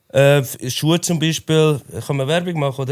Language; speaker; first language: German; native; German